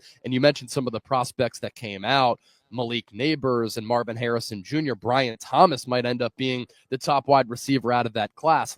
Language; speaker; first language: English; native; English